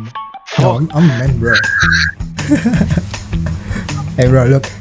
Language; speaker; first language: English; non-native, learner; Indonesian